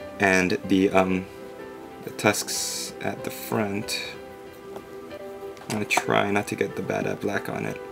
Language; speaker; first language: English; native; English